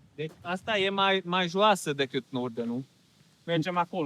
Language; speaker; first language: Romanian; non-native, local second language; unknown